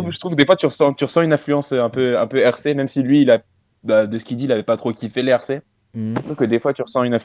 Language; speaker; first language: French; native; French